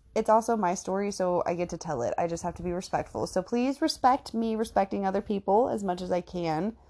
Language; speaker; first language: English; native; English